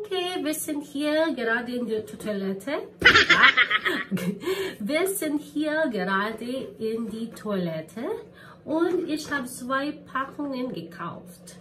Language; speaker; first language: German; non-native, learner; Filipino